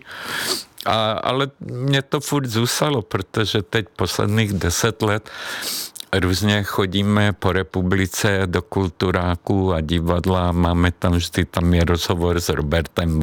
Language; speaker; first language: Czech; non-native, fluent; Hungarian